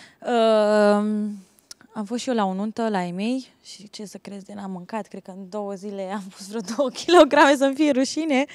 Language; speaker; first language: Romanian; native; Romanian